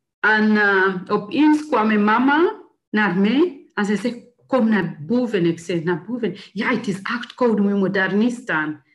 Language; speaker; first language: Dutch; non-native, learner; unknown